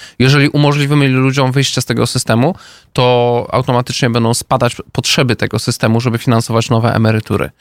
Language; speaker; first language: Polish; native; Polish